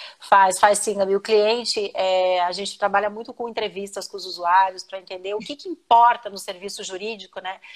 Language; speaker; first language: Portuguese; native; Portuguese